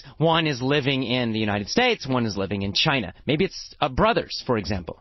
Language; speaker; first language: English; native; English